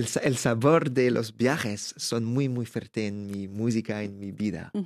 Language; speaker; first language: Spanish; non-native, learner; French